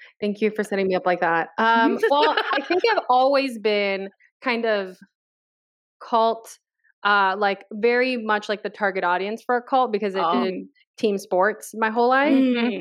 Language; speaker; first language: English; early bilingual, other home language; Spanish